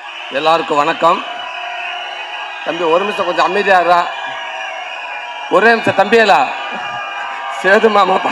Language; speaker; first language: Tamil; native; Tamil